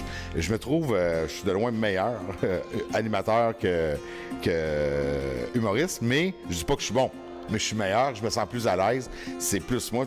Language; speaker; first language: French; native; French